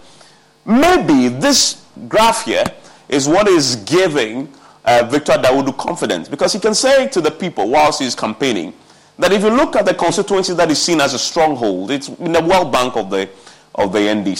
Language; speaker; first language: English; non-native, local second language; Akan